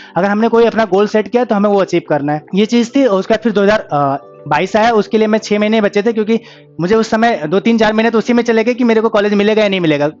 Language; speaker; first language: Hindi; native; Hindi